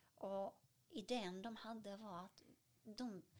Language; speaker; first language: Swedish; early bilingual, other home language; Arabic